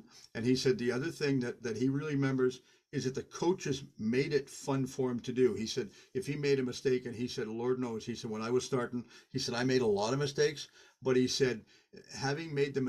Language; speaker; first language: English; native; English